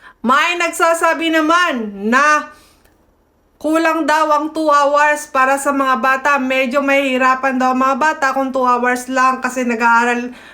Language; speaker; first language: Filipino; native; Filipino